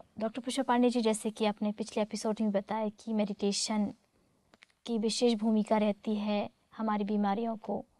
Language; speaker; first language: Hindi; native; Hindi